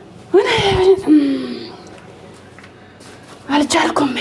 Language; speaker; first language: Arabic; non-native, learner; Amharic